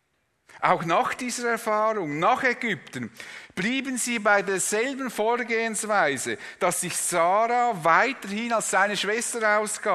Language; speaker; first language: German; native; German